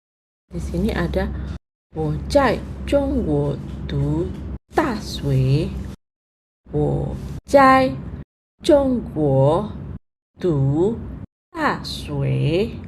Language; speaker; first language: Chinese; non-native, fluent; Indonesian